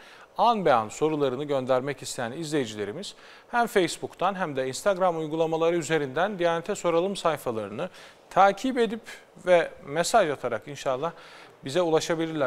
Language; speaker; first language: Turkish; native; Turkish